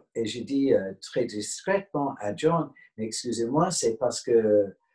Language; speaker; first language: French; non-native, fluent; English